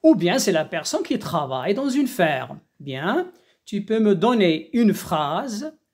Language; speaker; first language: French; non-native, local second language; Arabic